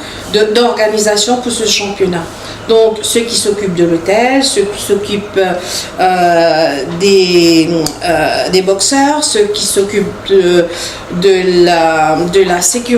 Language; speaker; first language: French; non-native, local second language; Morisyen